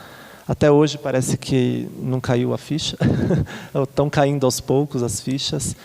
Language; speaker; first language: Portuguese; native; Portuguese